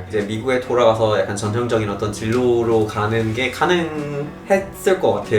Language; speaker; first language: Korean; non-native, fluent; English